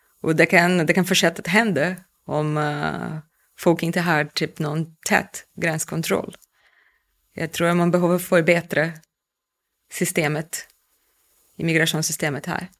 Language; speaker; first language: Swedish; non-native, fluent; Portuguese